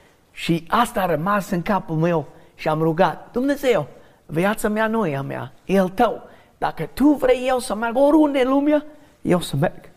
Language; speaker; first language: Romanian; non-native, learner; English